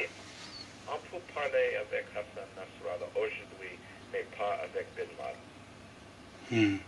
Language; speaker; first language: French; non-native, fluent; English